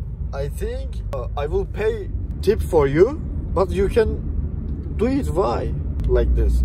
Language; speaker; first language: English; non-native, learner; Turkish